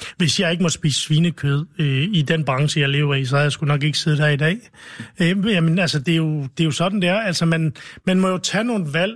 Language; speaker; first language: Danish; early bilingual, other home language; Arabic